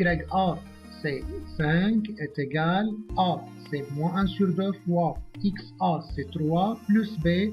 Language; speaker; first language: French; non-native, local second language; Arabic